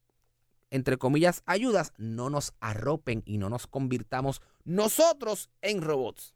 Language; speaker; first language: Spanish; native; Spanish